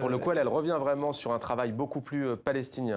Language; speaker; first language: French; native; French